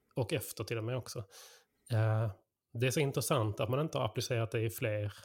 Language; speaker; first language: Swedish; native; Swedish